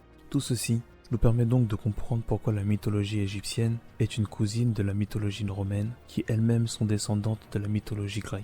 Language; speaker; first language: French; native; French